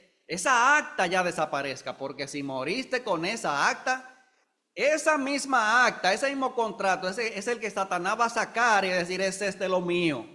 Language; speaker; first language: Spanish; native; Spanish